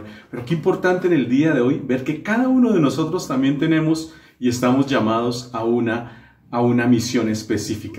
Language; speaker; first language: Spanish; native; Spanish